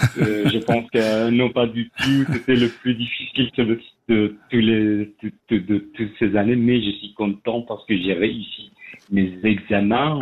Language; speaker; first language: French; non-native, fluent; Persian